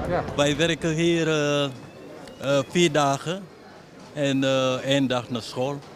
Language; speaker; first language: Dutch; non-native, learner; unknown